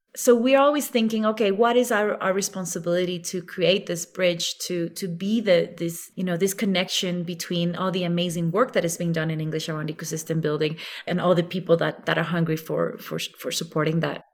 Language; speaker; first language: English; non-native, fluent; Spanish